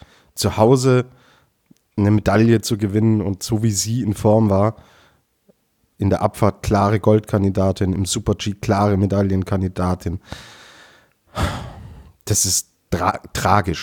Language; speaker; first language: German; native; German